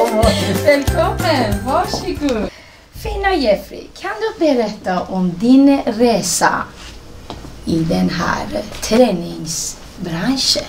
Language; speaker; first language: Swedish; non-native, fluent; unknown